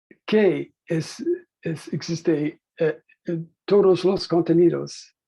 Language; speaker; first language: Spanish; non-native, learner; English